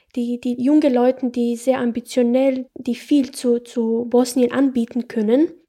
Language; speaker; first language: German; non-native, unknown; Bosnian